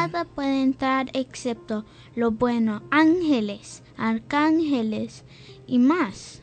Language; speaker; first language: Spanish; early bilingual, heritage; English